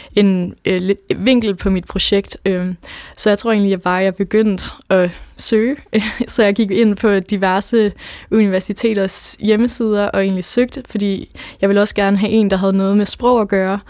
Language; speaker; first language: Danish; native; Danish